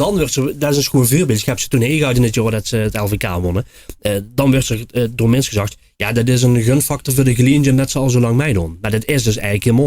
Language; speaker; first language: Dutch; native; Dutch